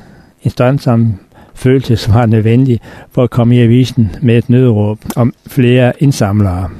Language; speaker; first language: Danish; native; Danish